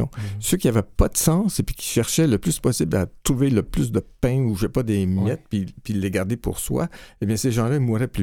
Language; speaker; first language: French; native; French